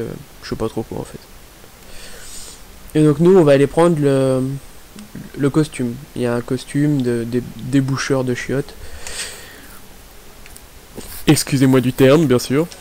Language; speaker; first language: French; native; French